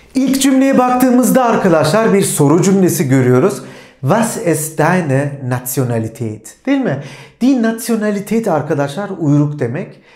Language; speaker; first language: Turkish; native; Turkish